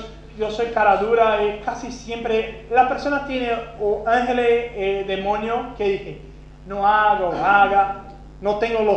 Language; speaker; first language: Spanish; non-native, fluent; Portuguese